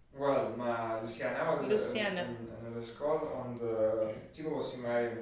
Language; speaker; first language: Welsh; non-native, fluent; Spanish